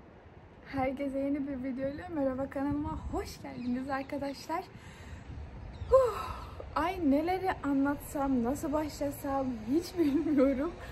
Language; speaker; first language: Turkish; early bilingual, heritage; Turkish